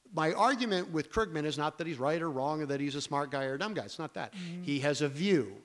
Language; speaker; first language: English; native; English